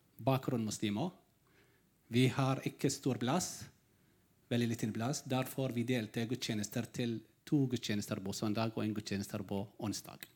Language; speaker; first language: Norwegian; non-native, learner; Arabic